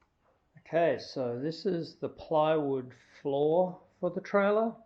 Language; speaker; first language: English; native; English